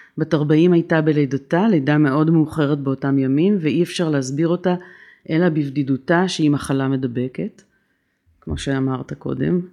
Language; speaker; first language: Hebrew; native; Hebrew